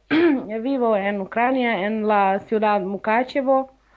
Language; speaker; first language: Spanish; non-native, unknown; Ukrainian